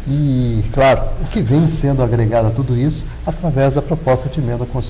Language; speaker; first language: Portuguese; native; Portuguese